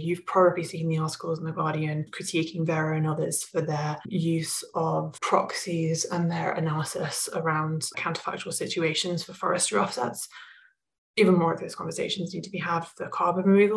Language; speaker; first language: English; native; English